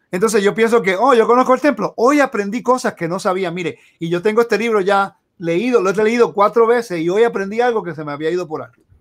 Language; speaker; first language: Spanish; early bilingual, heritage; Spanish